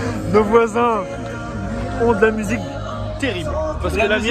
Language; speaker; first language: French; native; French